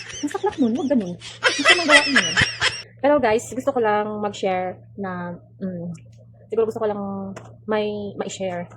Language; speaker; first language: Filipino; non-native, local second language; Cebuano